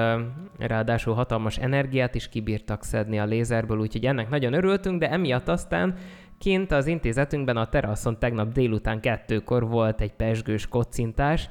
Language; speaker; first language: Hungarian; native; Hungarian